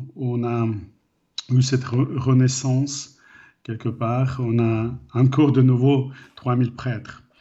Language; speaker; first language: French; non-native, learner; Ukrainian